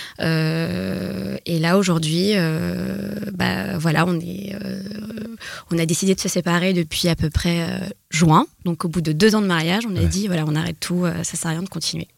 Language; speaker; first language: French; native; French